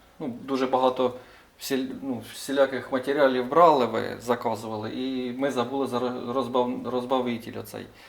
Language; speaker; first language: Ukrainian; non-native, local second language; Russian